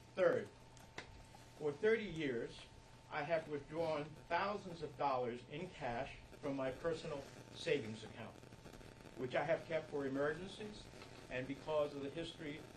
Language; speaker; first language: English; early bilingual, other home language; Spanish